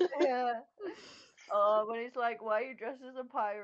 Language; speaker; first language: English; native; English